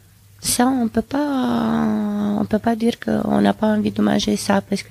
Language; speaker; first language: French; non-native, fluent; Romanian